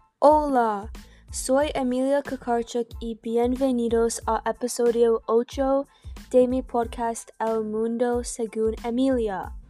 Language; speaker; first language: Spanish; non-native, learner; English